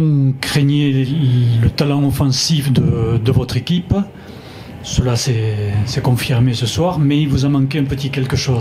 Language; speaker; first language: French; native; French